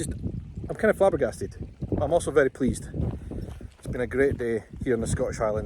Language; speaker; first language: English; native; English